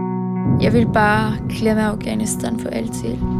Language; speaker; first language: Danish; early bilingual, other home language; Persian